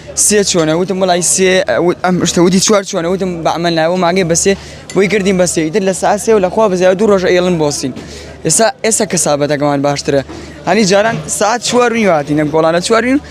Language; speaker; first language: Central Kurdish; native; Central Kurdish